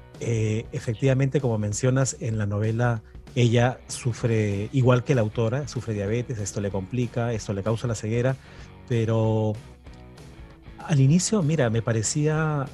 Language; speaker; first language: Spanish; native; Spanish